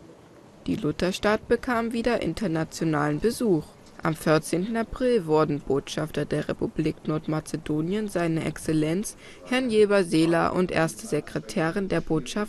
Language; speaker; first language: German; native; German